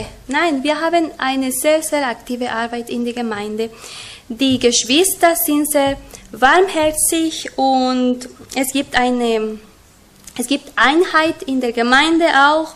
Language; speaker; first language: German; non-native, learner; Spanish